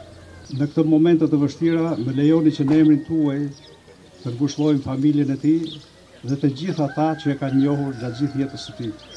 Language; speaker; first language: Albanian; native; Albanian